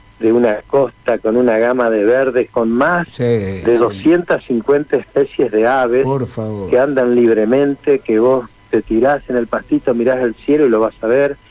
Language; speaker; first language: Spanish; native; Spanish